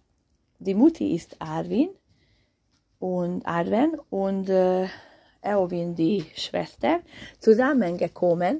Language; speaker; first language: German; non-native, learner; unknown